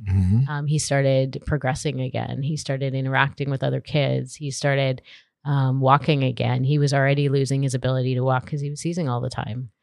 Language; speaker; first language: English; native; English